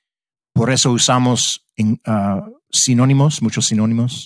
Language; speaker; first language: Spanish; early bilingual, heritage; English